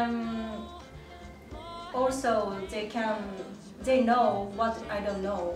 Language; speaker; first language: English; non-native, learner; Japanese